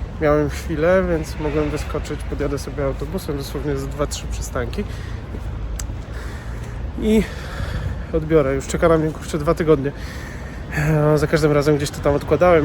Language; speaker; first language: Polish; native; Polish